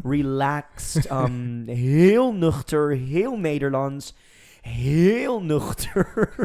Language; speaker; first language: Dutch; non-native, fluent; English